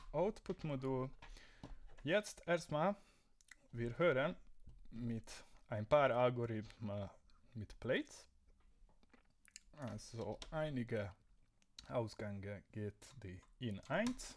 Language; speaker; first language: German; non-native, learner; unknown